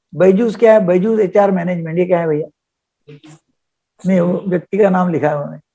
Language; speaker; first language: Hindi; non-native, local second language; Marathi